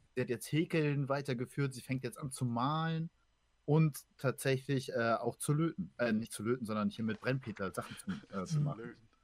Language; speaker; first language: German; native; German